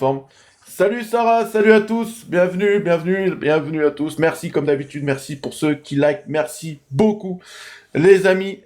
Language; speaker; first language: French; native; French